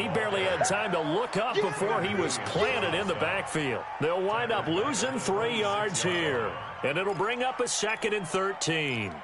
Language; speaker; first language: English; native; English